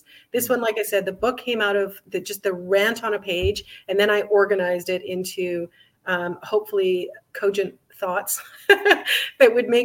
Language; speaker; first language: English; native; English